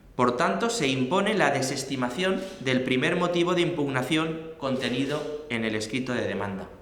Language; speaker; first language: Spanish; non-native, local second language; Catalan